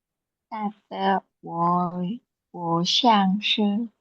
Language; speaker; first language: Chinese; non-native, learner; Indonesian